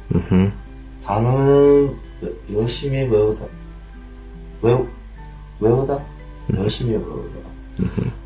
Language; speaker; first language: Korean; non-native, learner; Chinese